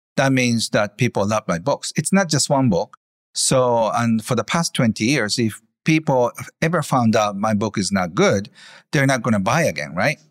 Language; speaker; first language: English; non-native, fluent; Japanese